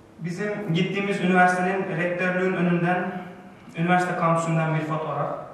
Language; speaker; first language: Turkish; native; Turkish